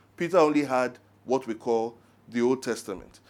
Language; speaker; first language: English; non-native, local second language; Yoruba